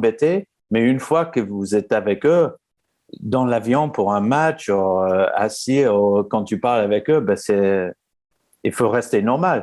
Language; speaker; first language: French; non-native, fluent; English